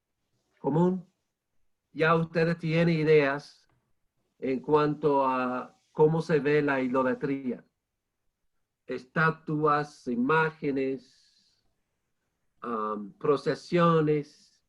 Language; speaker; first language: Spanish; non-native, fluent; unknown